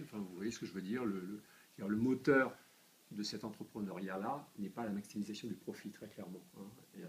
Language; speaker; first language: French; native; French